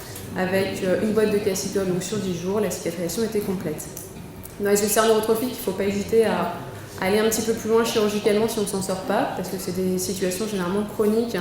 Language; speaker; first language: French; native; French